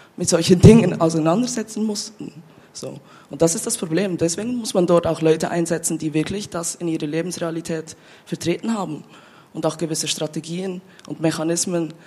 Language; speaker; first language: German; native; German